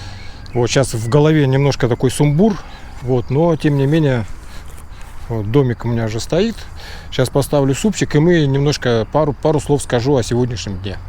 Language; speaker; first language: Russian; native; Russian